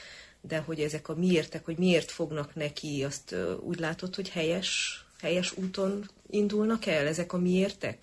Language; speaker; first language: Hungarian; native; Hungarian